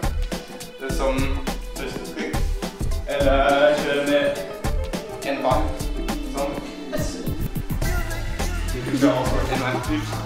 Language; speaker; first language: Norwegian; non-native, learner; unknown